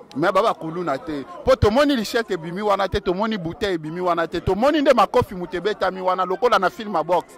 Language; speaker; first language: Lingala; native; Lingala